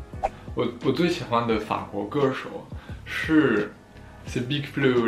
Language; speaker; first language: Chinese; non-native, fluent; French